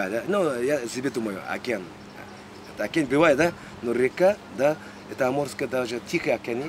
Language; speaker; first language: Russian; non-native, learner; Mongolian